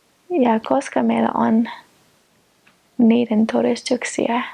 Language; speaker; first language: Finnish; non-native, fluent; English